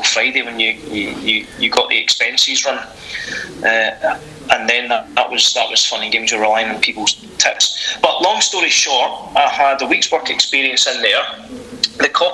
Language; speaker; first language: English; native; English